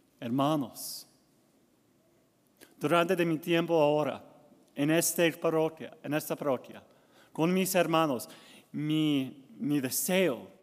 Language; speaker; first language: Spanish; non-native, learner; English